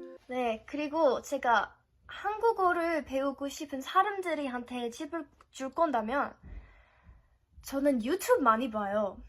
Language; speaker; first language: Korean; non-native, fluent; English